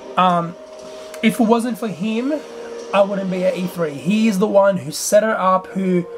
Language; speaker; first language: English; native; English